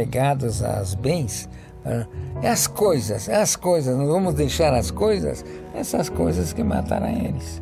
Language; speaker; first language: Portuguese; non-native, fluent; Polish